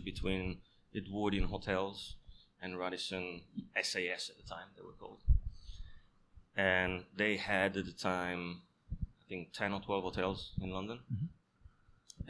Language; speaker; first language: English; non-native, fluent; Italian